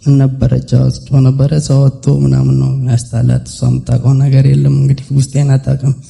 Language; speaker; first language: Amharic; non-native, local second language; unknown